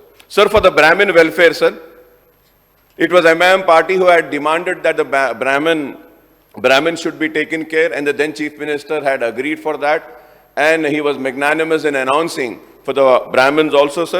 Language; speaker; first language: English; non-native, local second language; Urdu